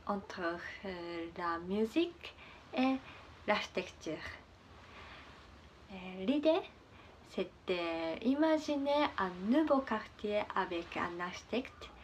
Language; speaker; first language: French; non-native, learner; Japanese